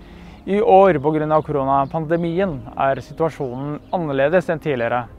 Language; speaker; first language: Norwegian; early bilingual, other home language; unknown